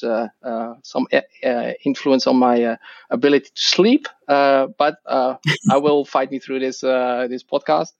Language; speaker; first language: English; non-native, fluent; Dutch